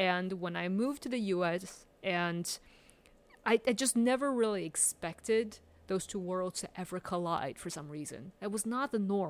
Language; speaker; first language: English; early bilingual, other home language; Chinese